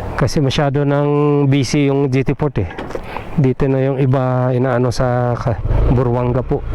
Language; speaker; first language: Filipino; non-native, local second language; Aklanon